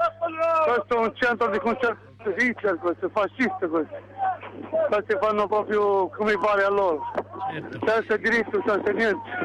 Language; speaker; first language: Italian; non-native, learner; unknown